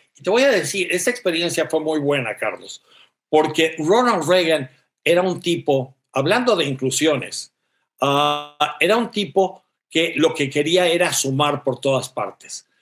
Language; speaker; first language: Spanish; native; Spanish